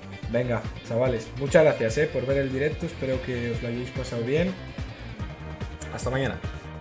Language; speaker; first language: Spanish; native; Spanish